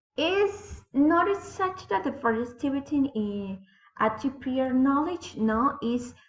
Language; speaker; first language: English; non-native, learner; Spanish